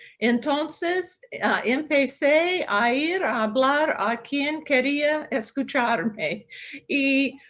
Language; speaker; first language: Spanish; non-native, local second language; English